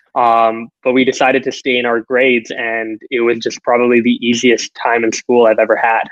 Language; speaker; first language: English; early bilingual, other home language; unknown